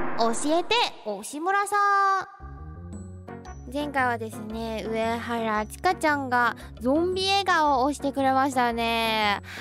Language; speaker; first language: Japanese; non-native, fluent; Chinese